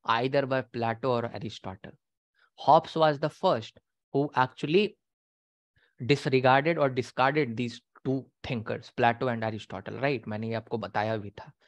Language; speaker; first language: Hindi; native; Hindi